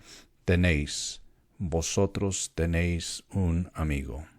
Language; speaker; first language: Spanish; early bilingual, heritage; Spanish